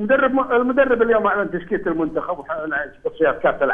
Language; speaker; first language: Arabic; native; Arabic